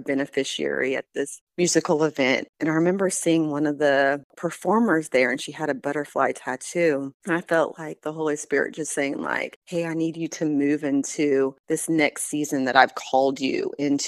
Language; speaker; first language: English; native; English